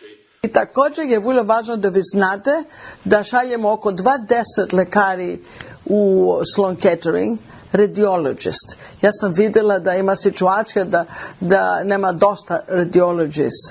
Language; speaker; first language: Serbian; non-native, learner; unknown